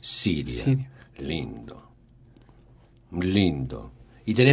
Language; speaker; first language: Spanish; native; Spanish